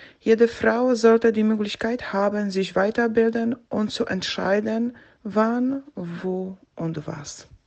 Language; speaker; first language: German; non-native, fluent; Polish